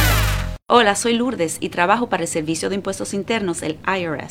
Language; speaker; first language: Spanish; native; Spanish